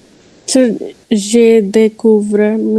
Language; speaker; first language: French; non-native, learner; Hindi